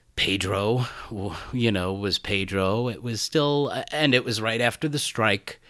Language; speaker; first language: English; native; English